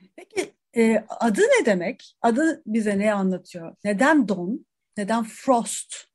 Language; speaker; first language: Turkish; native; Turkish